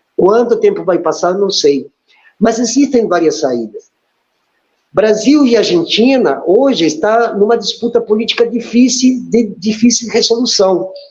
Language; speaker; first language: Portuguese; non-native, fluent; Spanish